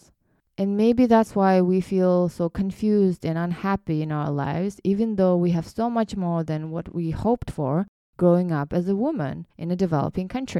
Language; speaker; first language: English; non-native, fluent; Kyrgyz